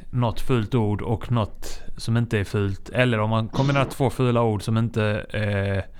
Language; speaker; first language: Swedish; non-native, fluent; Icelandic